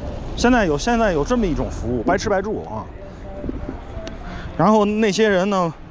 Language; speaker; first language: Chinese; native; Chinese